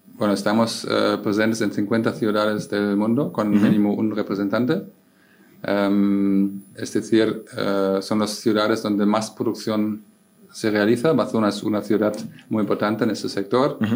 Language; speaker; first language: Spanish; non-native, fluent; German